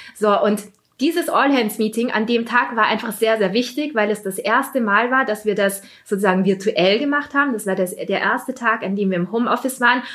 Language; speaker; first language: German; early bilingual, other home language; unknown